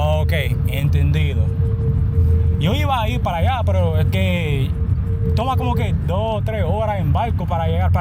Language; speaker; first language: Spanish; non-native, learner; English